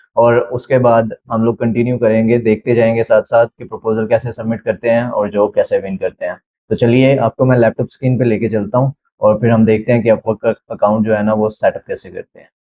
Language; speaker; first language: Urdu; native; Urdu